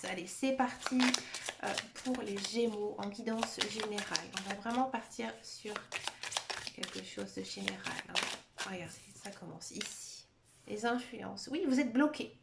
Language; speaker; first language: French; native; French